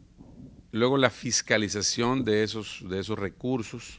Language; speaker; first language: Spanish; native; Spanish